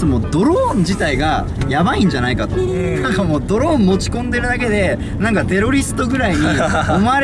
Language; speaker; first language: Japanese; native; Japanese